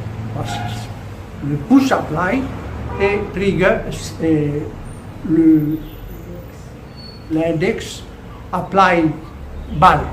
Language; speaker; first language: French; non-native, local second language; Morisyen